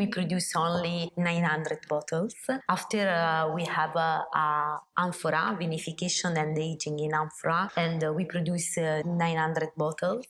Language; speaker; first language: English; non-native, learner; Italian